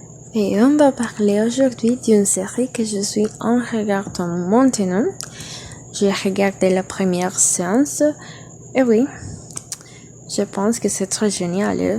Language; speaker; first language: French; non-native, learner; Spanish